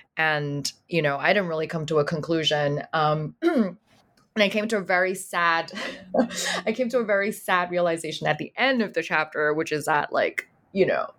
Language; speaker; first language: English; non-native, local second language; Cantonese